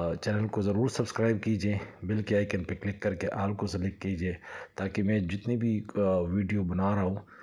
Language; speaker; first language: Urdu; non-native, local second language; Punjabi